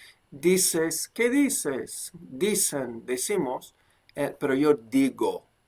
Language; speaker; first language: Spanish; non-native, fluent; English